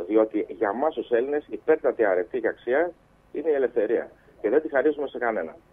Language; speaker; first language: Greek; native; Greek